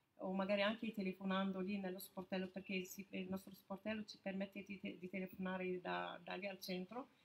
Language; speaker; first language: Italian; non-native, fluent; Arabic